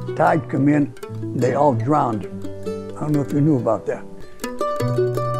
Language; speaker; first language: English; early bilingual, other home language; Italian